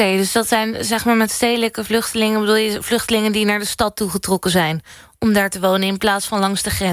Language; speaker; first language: Dutch; native; Dutch